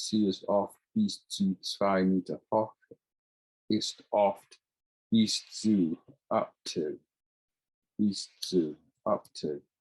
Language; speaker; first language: German; non-native, fluent; English